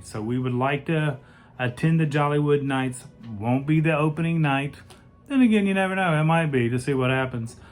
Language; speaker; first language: English; native; English